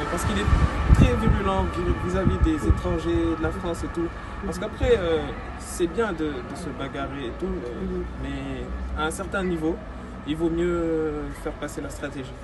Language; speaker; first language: French; early bilingual, other home language; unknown